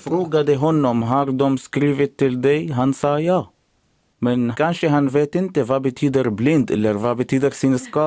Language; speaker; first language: Swedish; non-native, learner; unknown